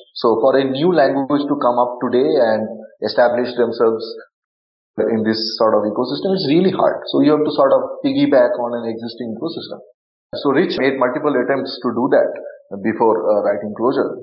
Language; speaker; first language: English; non-native, local second language; Bangla